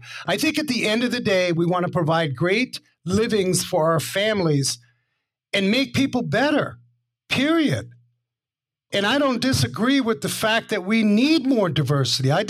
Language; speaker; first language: English; native; English